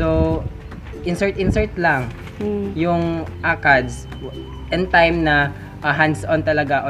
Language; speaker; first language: English; non-native, local second language; Cebuano